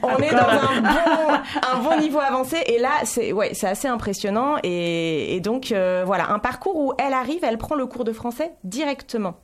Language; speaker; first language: French; native; French